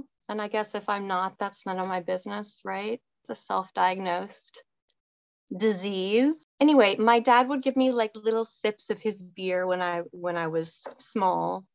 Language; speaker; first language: English; native; English